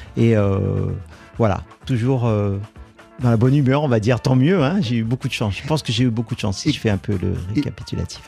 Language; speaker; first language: French; native; French